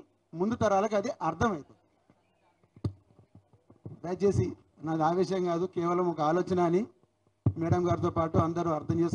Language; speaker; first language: Telugu; native; Telugu